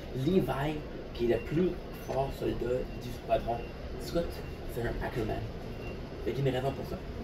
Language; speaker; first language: French; native; French